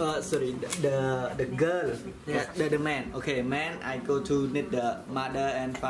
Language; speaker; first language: English; non-native, learner; Khmer